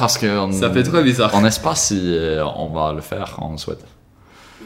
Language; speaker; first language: French; non-native, learner; Swedish